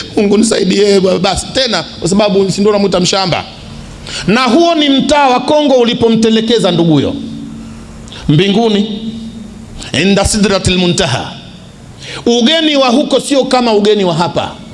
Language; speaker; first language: Swahili; native; Swahili